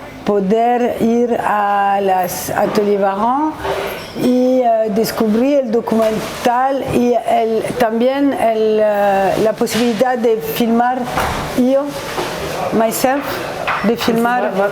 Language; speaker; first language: Spanish; non-native, learner; French